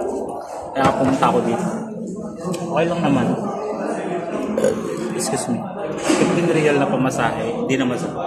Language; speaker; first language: Filipino; native; Filipino